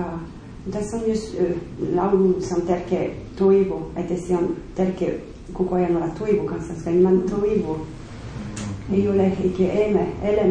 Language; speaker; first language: Finnish; non-native, learner; French